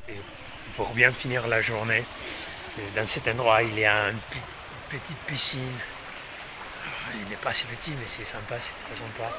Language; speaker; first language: French; non-native, fluent; Spanish